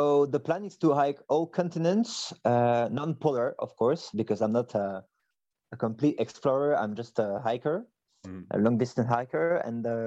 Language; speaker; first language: English; non-native, fluent; French